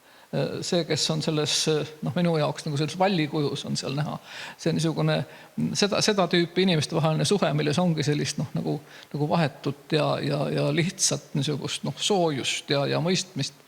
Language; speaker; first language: Estonian; native; Estonian